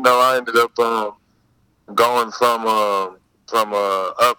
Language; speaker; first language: English; native; English